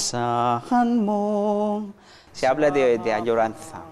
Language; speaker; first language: Spanish; non-native, fluent; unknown